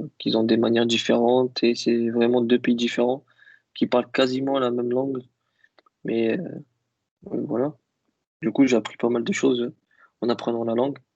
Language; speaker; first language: French; non-native, local second language; Kabyle